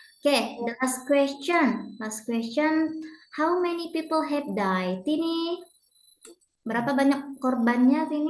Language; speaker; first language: English; non-native, learner; Indonesian